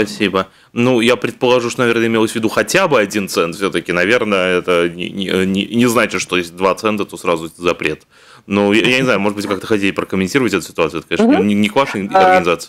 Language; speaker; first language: Russian; native; Russian